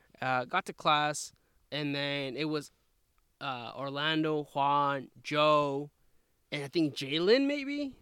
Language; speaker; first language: English; early bilingual, other home language; Spanish